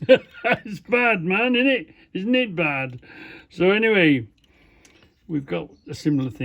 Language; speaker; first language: English; native; English